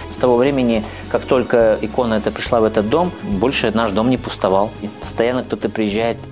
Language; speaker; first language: Russian; native; Russian